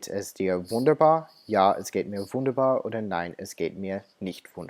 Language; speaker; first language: German; non-native, fluent; English